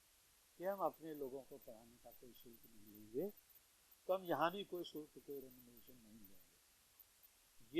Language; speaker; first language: Hindi; native; Hindi